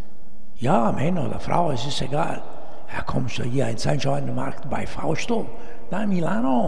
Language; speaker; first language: German; non-native, learner; Italian